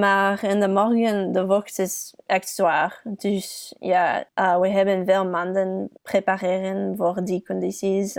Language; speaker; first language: Dutch; early bilingual, heritage; English